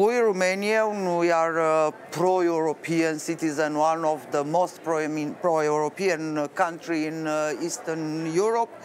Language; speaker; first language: English; non-native, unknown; Romanian